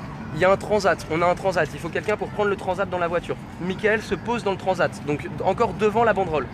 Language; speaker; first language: French; native; French